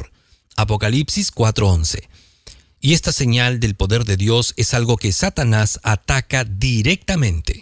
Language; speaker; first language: Spanish; native; Spanish